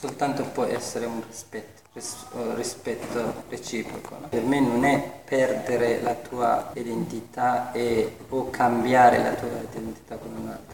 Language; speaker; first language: Italian; non-native, fluent; Persian